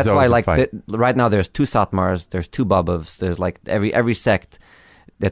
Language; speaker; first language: English; early bilingual, other home language; Hebrew